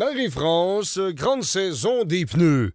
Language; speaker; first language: French; native; French